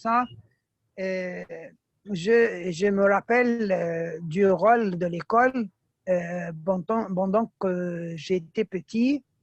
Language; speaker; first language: French; non-native, fluent; Arabic